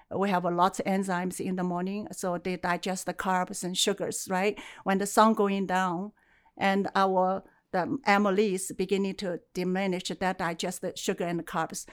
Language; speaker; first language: English; non-native, fluent; Chinese